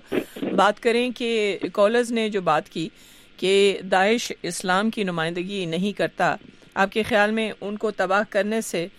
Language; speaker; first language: Urdu; native; Urdu